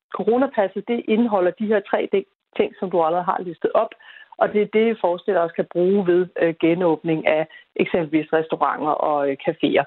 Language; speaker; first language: Danish; native; Danish